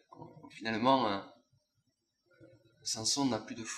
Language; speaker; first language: French; native; French